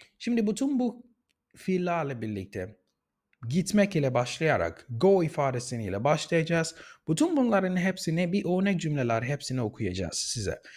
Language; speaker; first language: Turkish; non-native, fluent; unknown